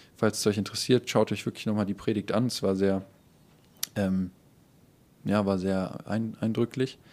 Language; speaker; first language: German; native; German